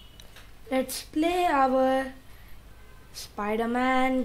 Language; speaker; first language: English; non-native, local second language; Telugu